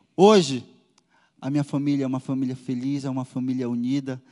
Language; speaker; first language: Portuguese; native; Portuguese